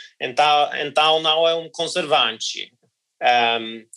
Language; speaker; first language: Portuguese; non-native, learner; Norwegian